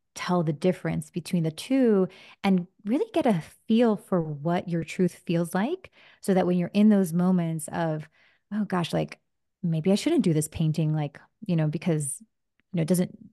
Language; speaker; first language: English; early bilingual, other home language; Spanish